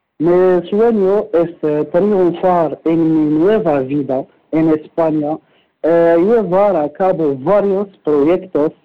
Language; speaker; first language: Spanish; non-native, learner; Arabic